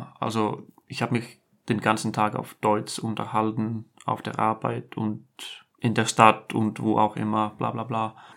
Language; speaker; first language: German; non-native, fluent; Icelandic